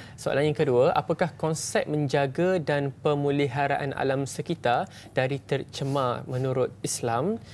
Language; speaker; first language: Malay; native; Malay